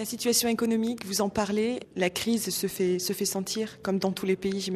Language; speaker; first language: French; native; French